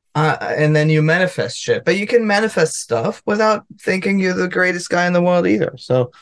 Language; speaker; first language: English; non-native, fluent; German